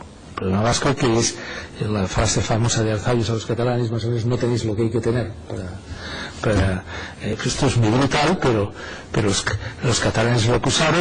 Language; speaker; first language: Spanish; native; Spanish